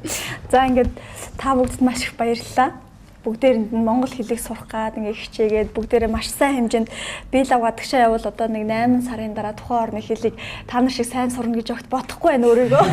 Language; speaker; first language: Mongolian; native; Mongolian